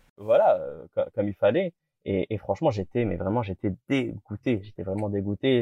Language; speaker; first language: French; native; French